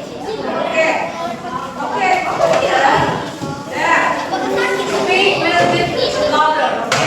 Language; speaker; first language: English; non-native, learner; Indonesian